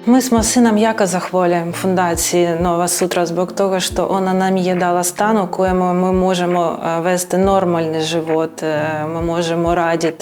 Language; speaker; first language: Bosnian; non-native, learner; Ukrainian